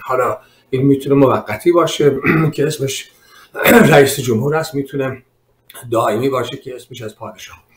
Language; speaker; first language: Persian; native; Persian